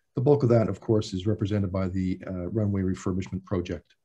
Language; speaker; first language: English; native; English